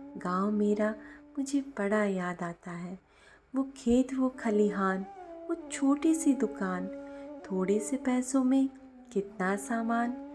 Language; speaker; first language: Hindi; native; Hindi